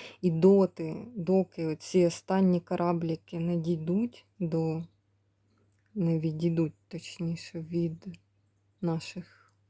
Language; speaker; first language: Ukrainian; native; Ukrainian